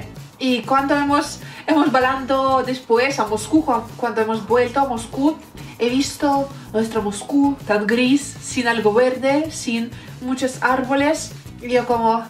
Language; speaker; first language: Spanish; non-native, fluent; Russian